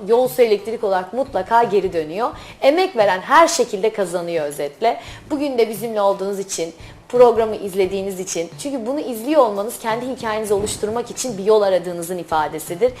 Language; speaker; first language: Turkish; native; Turkish